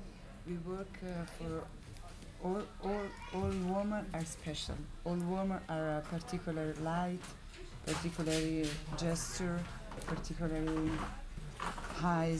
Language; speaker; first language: English; non-native, learner; Italian